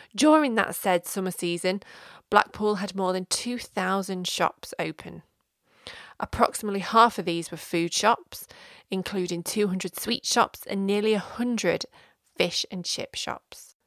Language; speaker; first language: English; native; English